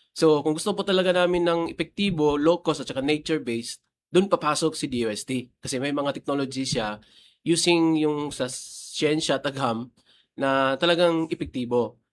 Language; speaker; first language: Filipino; non-native, local second language; Cebuano